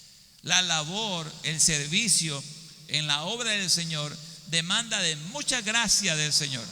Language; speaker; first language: Spanish; native; Spanish